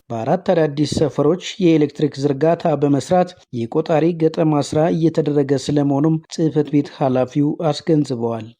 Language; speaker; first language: Amharic; native; Amharic